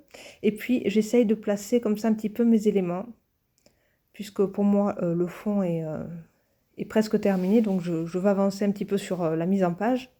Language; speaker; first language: French; native; French